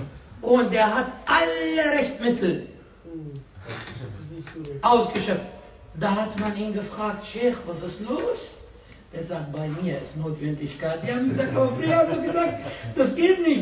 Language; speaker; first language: German; non-native, fluent; Arabic